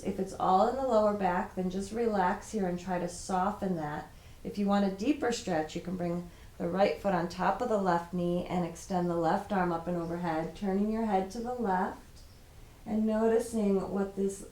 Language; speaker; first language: English; native; English